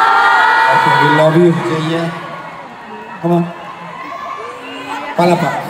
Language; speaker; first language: English; non-native, learner; Korean